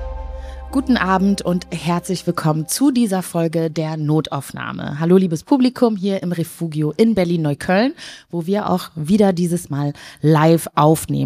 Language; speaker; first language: German; native; German